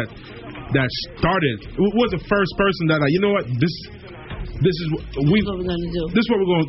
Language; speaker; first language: English; native; English